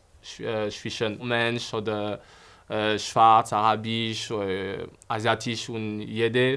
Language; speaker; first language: German; non-native, fluent; French